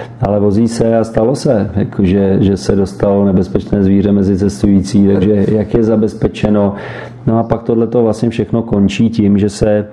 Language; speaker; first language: Czech; native; Czech